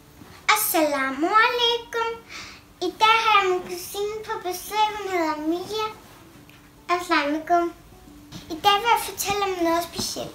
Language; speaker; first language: Danish; early bilingual, other home language; Urdu